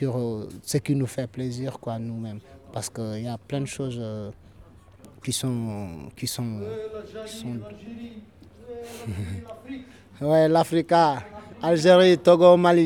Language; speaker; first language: French; non-native, local second language; Fula